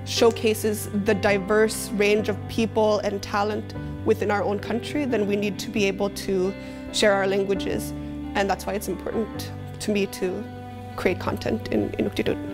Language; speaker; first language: English; native; English